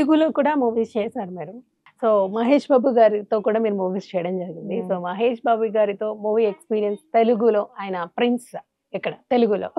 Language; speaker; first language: Telugu; native; Telugu